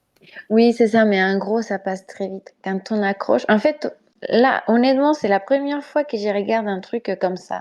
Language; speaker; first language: French; non-native, fluent; Spanish